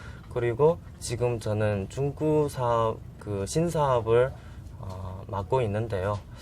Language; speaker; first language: Korean; non-native, fluent; Chinese